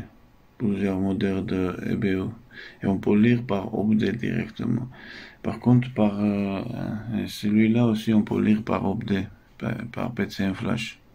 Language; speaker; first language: French; non-native, fluent; Russian